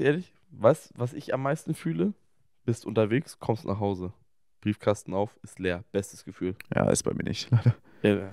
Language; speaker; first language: German; native; German